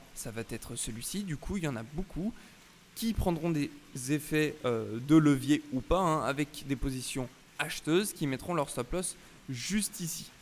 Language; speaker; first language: French; native; French